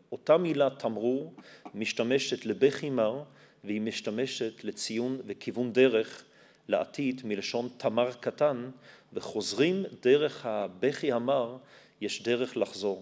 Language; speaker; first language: Hebrew; non-native, fluent; German